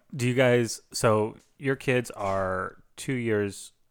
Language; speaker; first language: English; early bilingual, other home language; Filipino